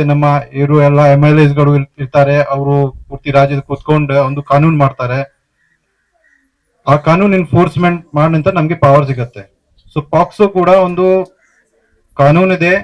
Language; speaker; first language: Kannada; non-native, fluent; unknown